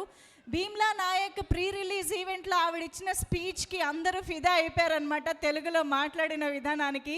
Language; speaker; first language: Telugu; native; Telugu